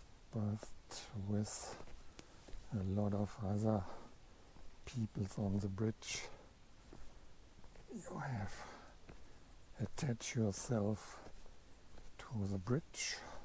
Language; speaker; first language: English; non-native, fluent; German